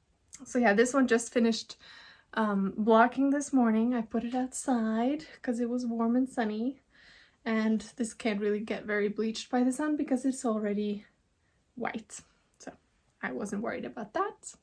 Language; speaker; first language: English; non-native, fluent; Norwegian